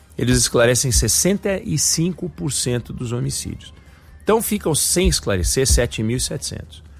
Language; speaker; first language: Portuguese; native; Portuguese